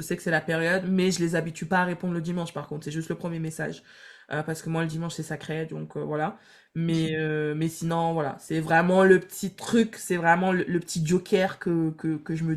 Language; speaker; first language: French; native; French